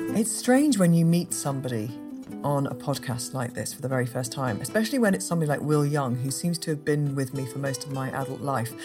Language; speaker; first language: English; native; English